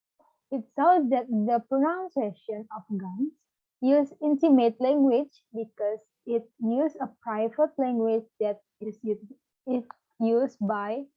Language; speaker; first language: English; non-native, learner; Balinese